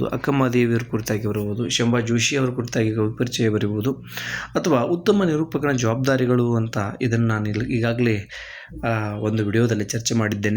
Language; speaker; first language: Kannada; native; Kannada